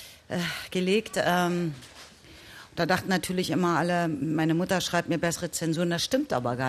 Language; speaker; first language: German; native; German